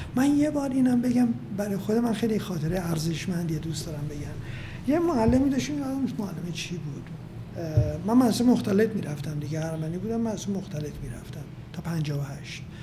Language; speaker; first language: Persian; non-native, local second language; Armenian